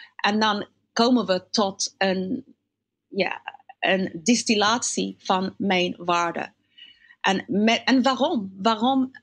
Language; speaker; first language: Dutch; non-native, fluent; English